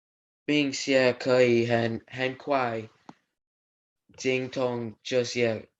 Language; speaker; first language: Chinese; non-native, learner; English